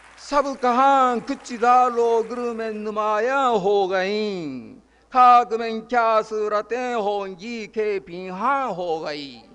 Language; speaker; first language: Urdu; non-native, fluent; Japanese